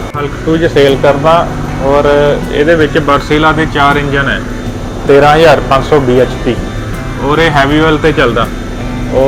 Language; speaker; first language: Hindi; non-native, local second language; Punjabi